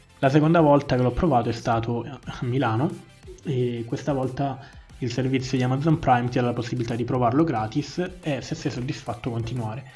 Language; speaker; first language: Italian; native; Italian